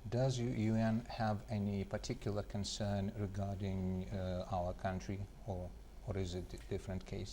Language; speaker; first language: English; non-native, fluent; Ukrainian